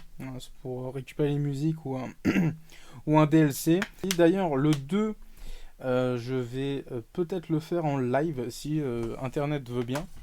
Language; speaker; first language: French; native; French